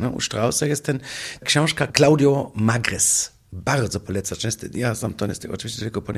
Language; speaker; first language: Polish; non-native, fluent; German